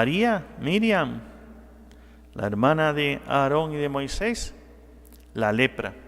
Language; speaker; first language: Spanish; native; Spanish